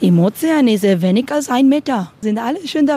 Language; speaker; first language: German; non-native, learner; Spanish